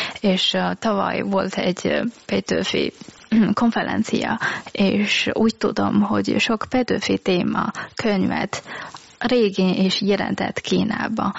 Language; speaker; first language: Hungarian; non-native, learner; Chinese